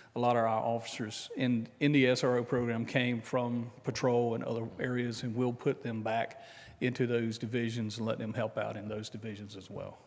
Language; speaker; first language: English; native; English